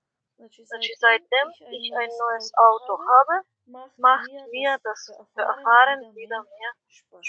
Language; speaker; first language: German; non-native, fluent; Macedonian